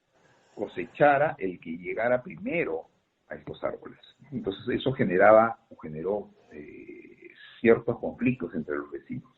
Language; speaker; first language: Spanish; native; Spanish